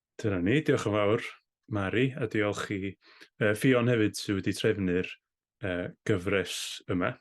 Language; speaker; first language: Welsh; native; Welsh